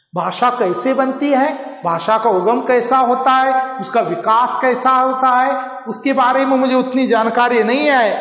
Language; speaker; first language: Hindi; non-native, local second language; Marathi